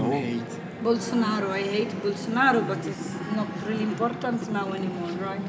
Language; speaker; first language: English; non-native, fluent; Italian